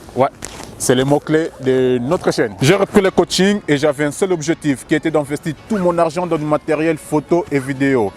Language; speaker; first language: French; non-native, fluent; Portuguese